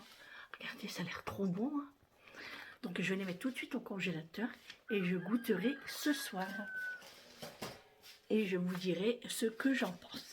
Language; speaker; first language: French; native; French